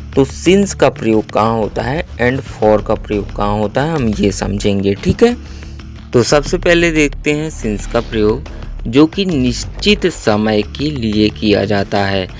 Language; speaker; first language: Hindi; native; Hindi